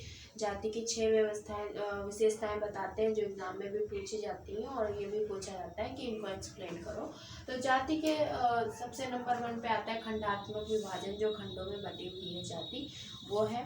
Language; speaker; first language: Hindi; native; Hindi